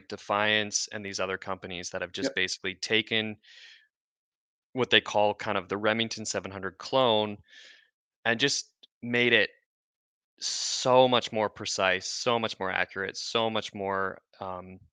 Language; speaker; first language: English; native; English